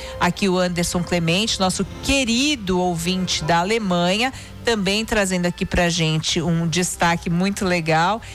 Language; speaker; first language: Portuguese; native; Portuguese